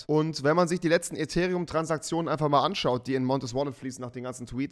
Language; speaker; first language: German; native; German